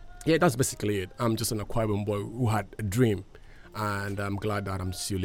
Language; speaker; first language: English; non-native, local second language; Ibibio